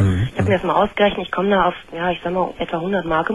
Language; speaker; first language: German; native; German